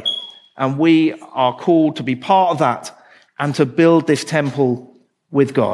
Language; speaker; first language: English; native; English